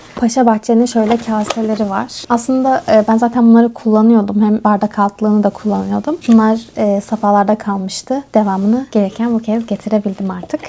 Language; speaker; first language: Turkish; native; Turkish